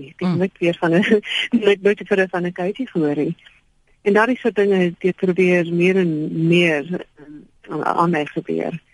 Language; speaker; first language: Afrikaans; non-native, local second language; English